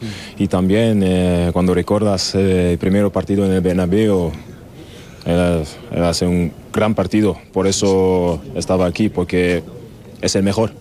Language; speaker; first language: Spanish; non-native, fluent; German